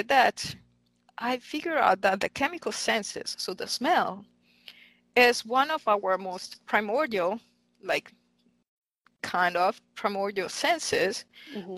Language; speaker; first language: English; non-native, fluent; Italian